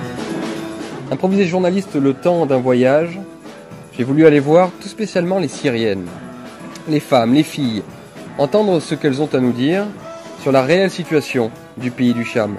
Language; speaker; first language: French; native; French